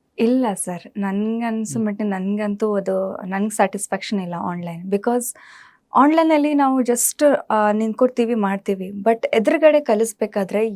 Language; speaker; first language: Kannada; native; Kannada